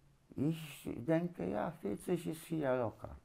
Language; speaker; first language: German; non-native, learner; Polish